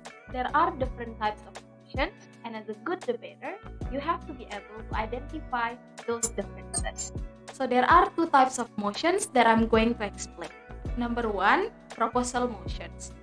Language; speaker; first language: English; non-native, fluent; Indonesian